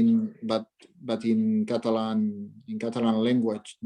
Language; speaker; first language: English; non-native, learner; Catalan